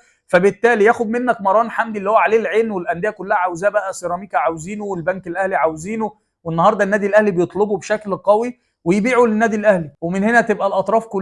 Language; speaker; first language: Arabic; native; Arabic